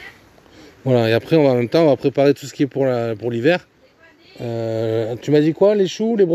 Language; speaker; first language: French; native; French